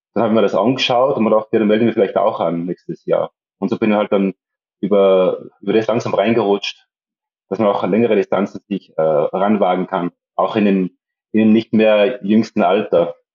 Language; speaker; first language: German; native; German